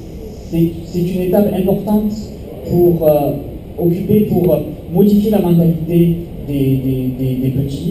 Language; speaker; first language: French; native; French